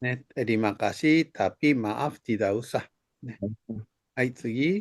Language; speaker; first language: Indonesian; non-native, fluent; Japanese